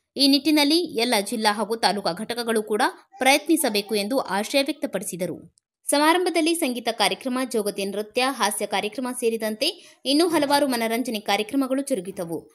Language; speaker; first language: Kannada; native; Kannada